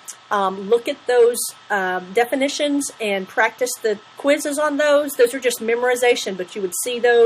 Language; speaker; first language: English; native; English